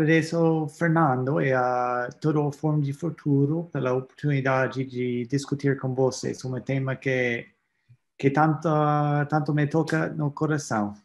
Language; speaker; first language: Portuguese; non-native, fluent; English